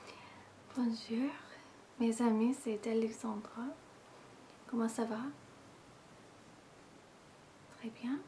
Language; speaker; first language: French; non-native, learner; English